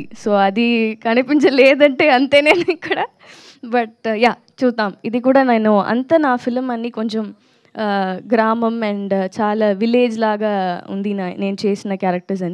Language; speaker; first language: Telugu; non-native, learner; Tamil